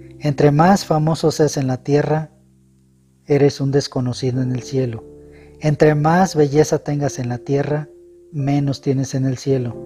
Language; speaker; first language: Spanish; native; Spanish